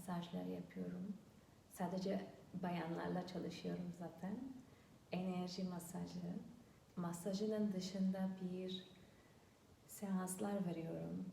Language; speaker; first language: Turkish; non-native, fluent; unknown